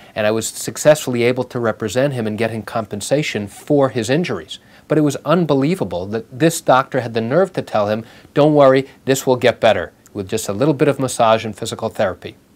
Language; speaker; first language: English; native; English